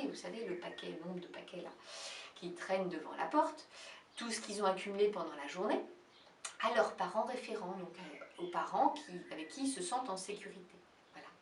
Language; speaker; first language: French; native; French